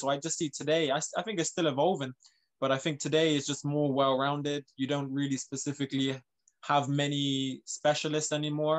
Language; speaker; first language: English; native; English